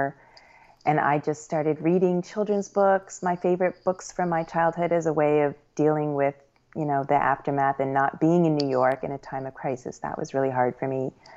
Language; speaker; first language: English; native; English